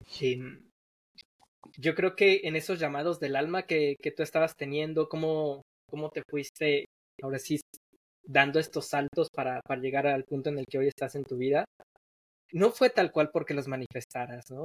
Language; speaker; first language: Spanish; native; Spanish